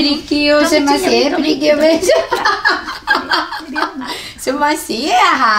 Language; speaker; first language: Swedish; non-native, fluent; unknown